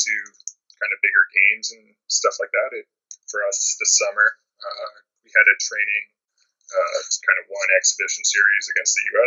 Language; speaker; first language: English; native; English